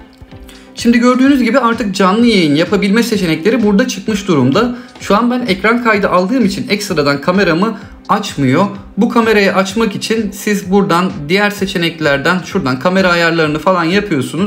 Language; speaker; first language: Turkish; native; Turkish